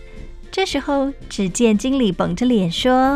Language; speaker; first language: Chinese; native; Chinese